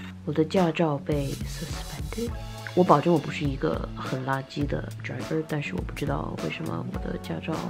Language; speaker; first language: Chinese; early bilingual, heritage; Chinese